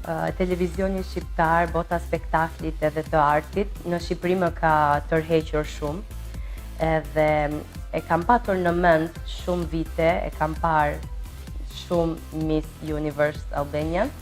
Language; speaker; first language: Albanian; early bilingual, heritage; Albanian